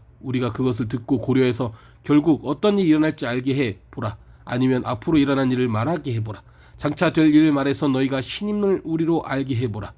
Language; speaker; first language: Korean; native; Korean